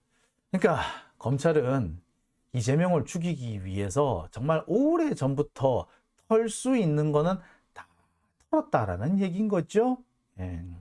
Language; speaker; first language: Korean; native; Korean